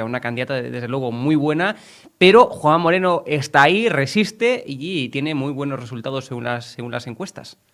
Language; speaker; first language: Spanish; native; Spanish